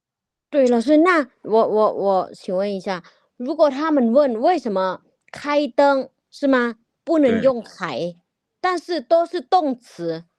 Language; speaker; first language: Chinese; non-native, fluent; Lao